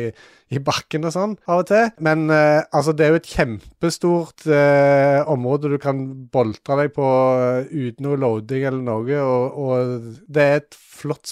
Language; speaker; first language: Norwegian; native; Norwegian